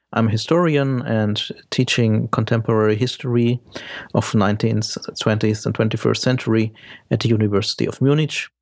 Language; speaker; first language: English; early bilingual, heritage; German